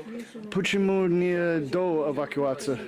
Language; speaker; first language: Russian; non-native, learner; English